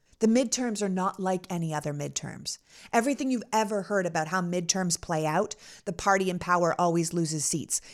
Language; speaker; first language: English; native; English